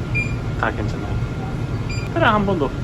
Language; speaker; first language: Korean; non-native, learner; Hungarian